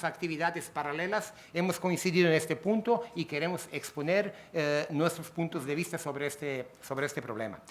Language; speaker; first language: Spanish; native; Spanish